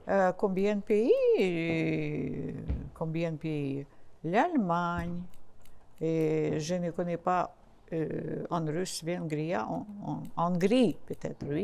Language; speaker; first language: French; non-native, learner; Russian